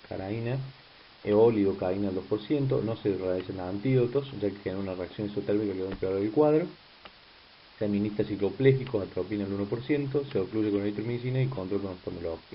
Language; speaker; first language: Spanish; native; Spanish